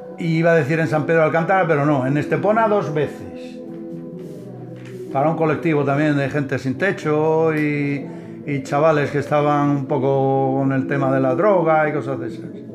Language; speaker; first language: Spanish; native; Spanish